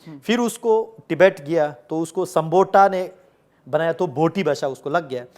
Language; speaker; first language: Hindi; non-native, local second language; Ladakhi